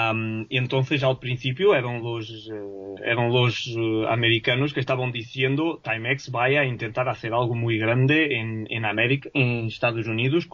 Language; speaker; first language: Spanish; non-native, fluent; Portuguese